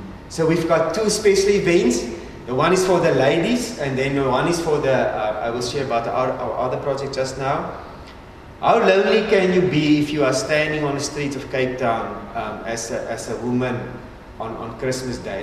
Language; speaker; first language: English; non-native, local second language; Afrikaans